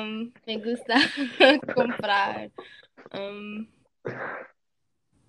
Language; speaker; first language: Spanish; non-native, learner; English